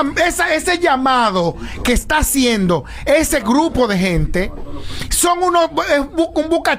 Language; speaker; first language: Spanish; native; Spanish